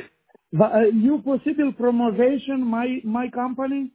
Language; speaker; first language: English; non-native, learner; Romanian